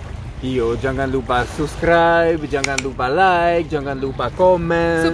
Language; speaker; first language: Indonesian; non-native, fluent; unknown